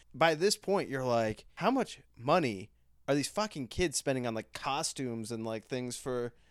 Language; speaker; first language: English; native; English